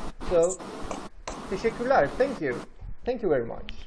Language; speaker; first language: English; non-native, fluent; Turkish